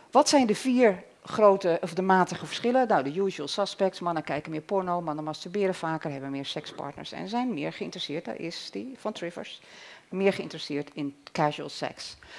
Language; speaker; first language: Dutch; native; Dutch